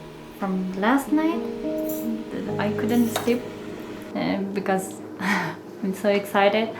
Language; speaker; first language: English; non-native, learner; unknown